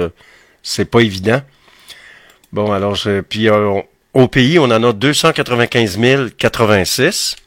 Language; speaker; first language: French; native; French